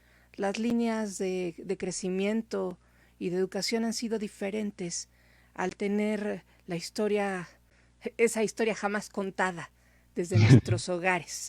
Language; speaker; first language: Spanish; native; Spanish